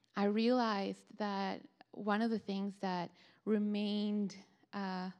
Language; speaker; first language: English; non-native, fluent; Spanish